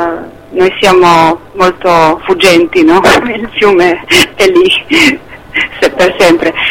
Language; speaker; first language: Italian; non-native, fluent; Slovenian